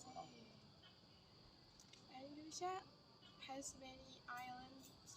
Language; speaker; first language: English; non-native, learner; Indonesian